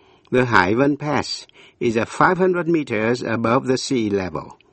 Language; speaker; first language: English; non-native, fluent; Vietnamese